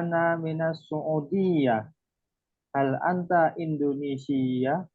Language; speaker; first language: Arabic; non-native, learner; Indonesian